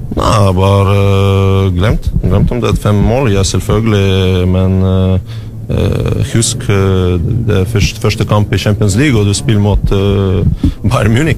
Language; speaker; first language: Norwegian; non-native, learner; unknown